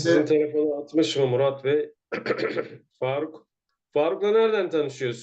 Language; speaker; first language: Turkish; native; Turkish